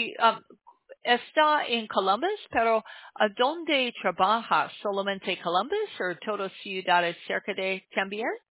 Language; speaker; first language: Spanish; non-native, learner; English